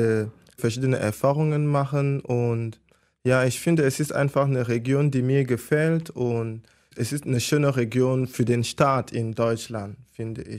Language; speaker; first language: German; non-native, fluent; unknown